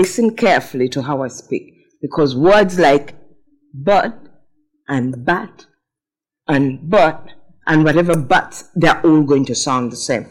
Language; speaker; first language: English; non-native, local second language; Ganda